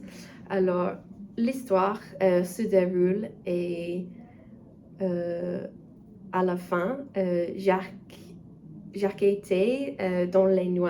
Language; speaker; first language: French; non-native, learner; English